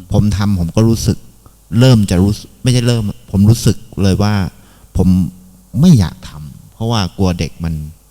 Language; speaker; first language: Thai; native; Thai